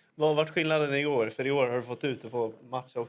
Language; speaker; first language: Swedish; native; Swedish